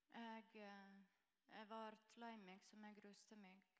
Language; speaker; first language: Norwegian; non-native, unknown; Croatian